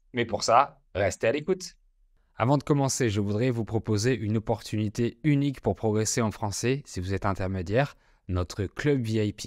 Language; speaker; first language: French; native; French